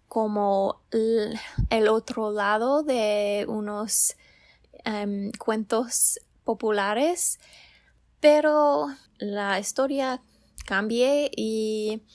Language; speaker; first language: Spanish; non-native, learner; English